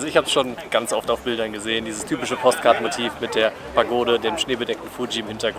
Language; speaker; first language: German; native; German